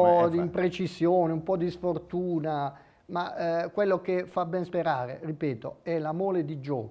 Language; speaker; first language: Italian; native; Italian